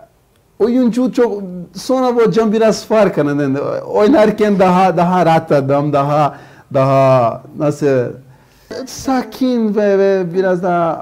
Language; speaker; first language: Turkish; non-native, learner; Portuguese